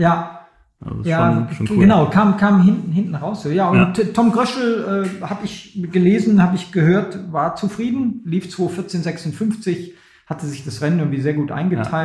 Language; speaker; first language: German; native; German